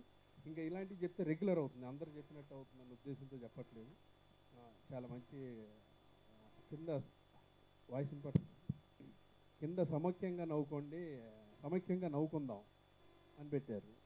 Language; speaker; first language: Telugu; native; Telugu